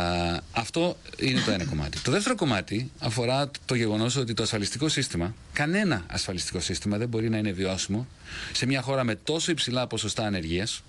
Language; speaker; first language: Greek; native; Greek